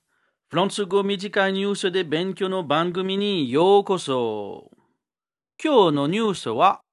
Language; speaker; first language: Japanese; non-native, learner; French